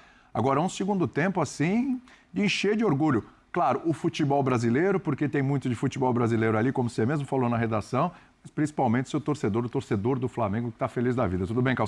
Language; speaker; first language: Portuguese; native; Portuguese